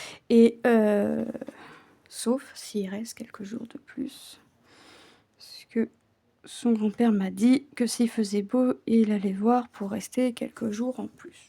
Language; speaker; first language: French; native; French